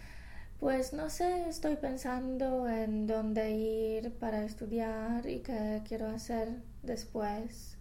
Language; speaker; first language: Spanish; non-native, fluent; English